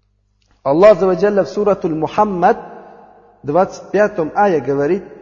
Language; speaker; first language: Russian; non-native, learner; Uzbek